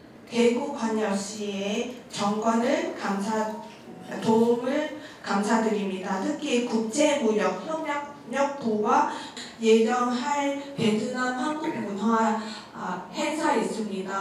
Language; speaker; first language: Korean; non-native, fluent; Vietnamese